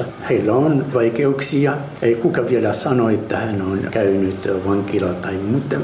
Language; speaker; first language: Finnish; non-native, learner; Arabic